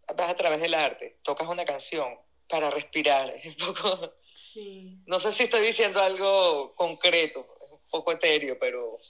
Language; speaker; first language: Spanish; native; Spanish